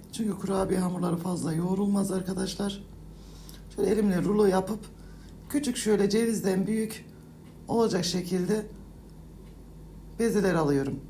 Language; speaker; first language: Turkish; native; Turkish